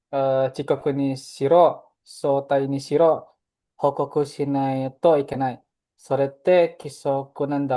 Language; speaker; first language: Japanese; non-native, learner; Indonesian